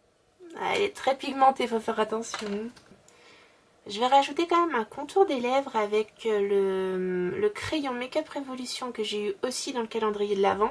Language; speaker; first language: French; native; French